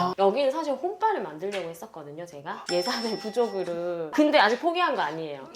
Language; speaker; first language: Korean; native; Korean